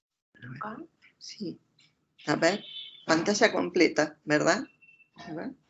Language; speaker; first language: Spanish; native; Spanish